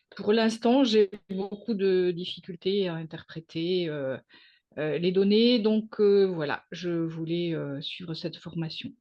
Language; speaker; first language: French; native; French